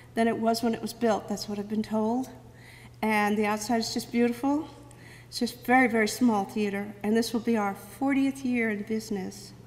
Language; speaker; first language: English; native; English